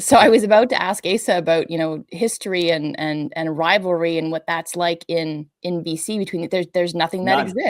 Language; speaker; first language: English; native; English